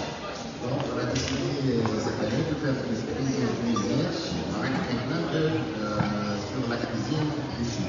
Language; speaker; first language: French; non-native, local second language; Arabic